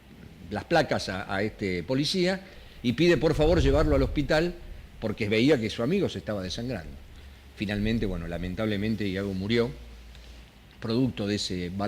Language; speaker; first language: Spanish; native; Spanish